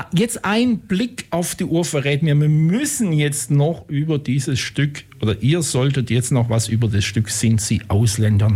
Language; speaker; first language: German; native; German